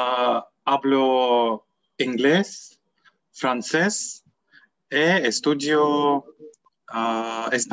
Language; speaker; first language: Spanish; non-native, learner; Russian